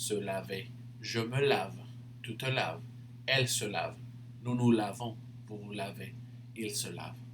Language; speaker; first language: French; non-native, fluent; English